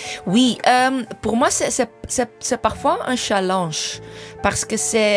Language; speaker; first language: French; non-native, fluent; English